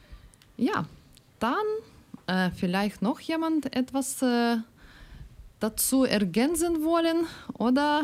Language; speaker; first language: German; non-native, learner; Ukrainian